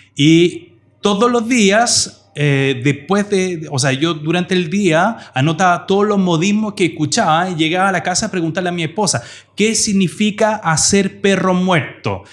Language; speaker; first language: Spanish; non-native, fluent; French